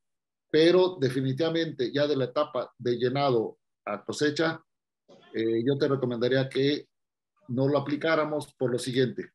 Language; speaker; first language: Spanish; native; Spanish